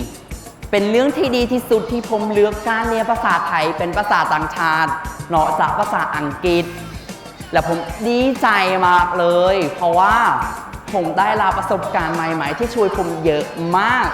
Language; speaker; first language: Thai; non-native, fluent; Khmer